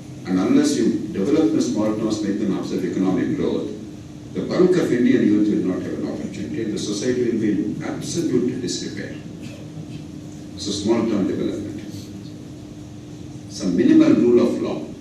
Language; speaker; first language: English; non-native, local second language; Telugu